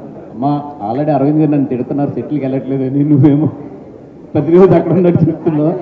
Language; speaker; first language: Telugu; native; Telugu